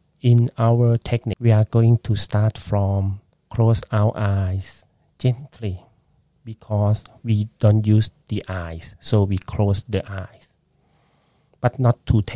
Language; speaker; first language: English; non-native, learner; Thai